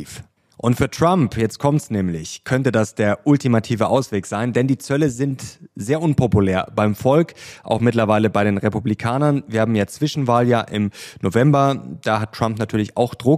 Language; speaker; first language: German; native; German